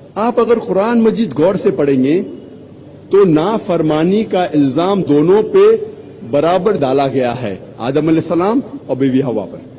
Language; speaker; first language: Urdu; non-native, local second language; Konkani